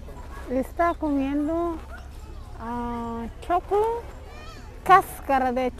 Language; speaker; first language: Spanish; non-native, learner; Somali